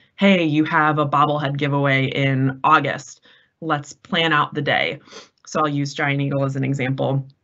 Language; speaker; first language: English; native; English